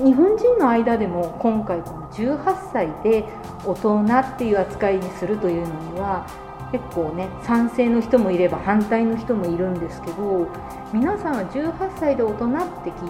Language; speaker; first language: Japanese; native; Japanese